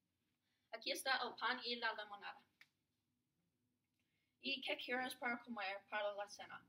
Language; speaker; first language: Spanish; non-native, learner; English